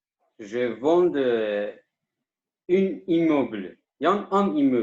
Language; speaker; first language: French; non-native, learner; Kurdish